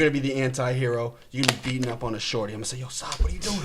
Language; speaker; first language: English; native; English